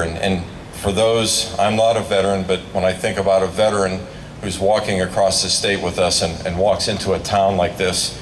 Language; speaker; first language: English; native; English